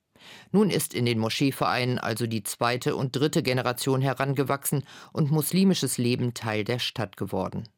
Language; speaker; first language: German; native; German